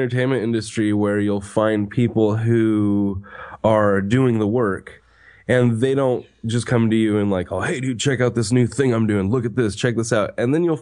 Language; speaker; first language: English; native; English